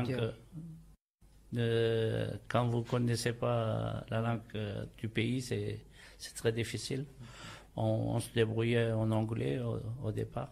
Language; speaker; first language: French; non-native, fluent; Turkish